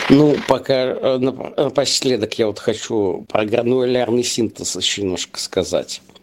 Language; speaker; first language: Russian; native; Russian